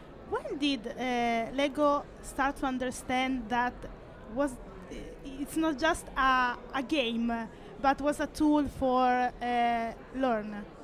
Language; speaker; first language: English; non-native, learner; Italian